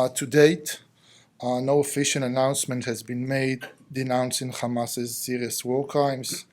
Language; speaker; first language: English; non-native, fluent; Hebrew